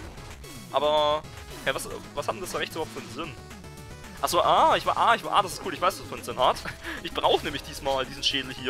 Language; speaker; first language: German; native; German